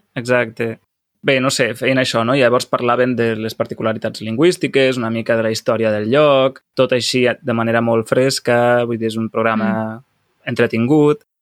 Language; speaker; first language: Catalan; native; Catalan